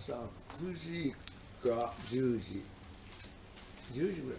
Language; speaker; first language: Japanese; native; Japanese